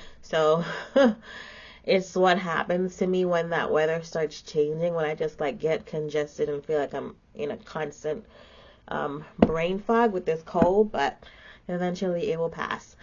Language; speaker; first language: English; native; English